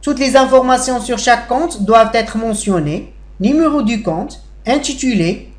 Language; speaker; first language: French; non-native, local second language; Arabic